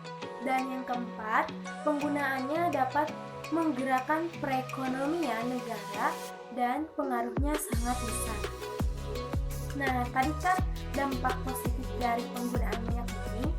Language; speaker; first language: Indonesian; native; Indonesian